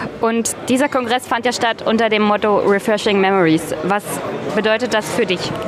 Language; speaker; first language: German; native; German